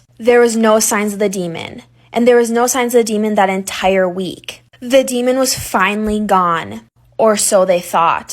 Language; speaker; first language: English; native; English